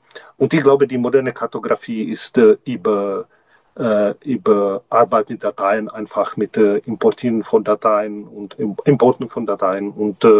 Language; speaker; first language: German; non-native, learner; Czech